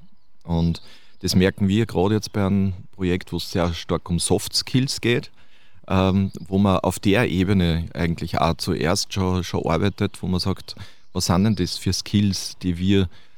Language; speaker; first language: German; native; German